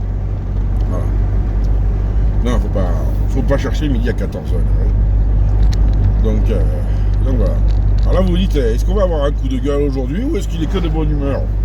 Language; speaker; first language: French; native; French